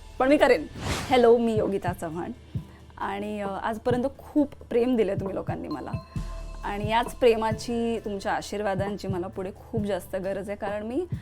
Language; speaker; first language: Marathi; native; Marathi